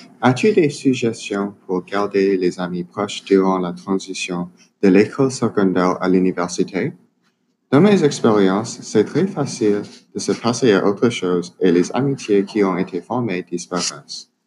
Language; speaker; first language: French; non-native, learner; English